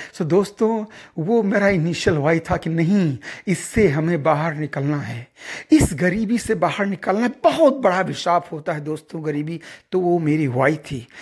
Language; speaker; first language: Hindi; native; Hindi